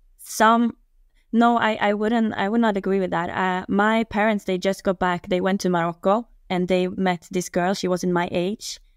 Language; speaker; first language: English; non-native, fluent; Swedish